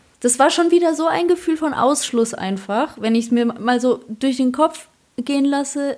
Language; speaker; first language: German; early bilingual, other home language; Polish